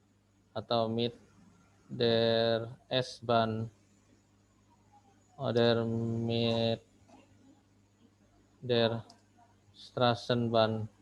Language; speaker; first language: German; non-native, fluent; Indonesian